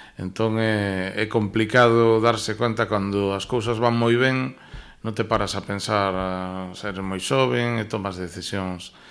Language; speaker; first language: Galician; non-native, local second language; Spanish